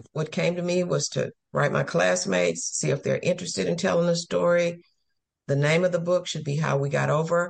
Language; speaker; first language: English; native; English